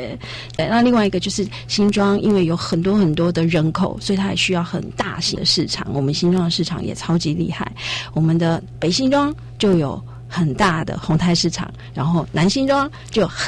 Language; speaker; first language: Chinese; native; Chinese